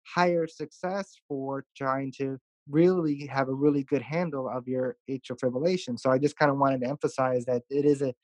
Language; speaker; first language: English; native; English